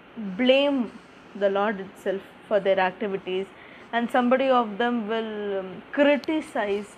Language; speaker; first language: English; non-native, local second language; Tamil